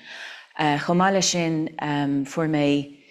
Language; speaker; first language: Irish; non-native, local second language; English